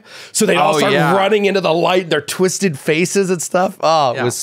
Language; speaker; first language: English; native; English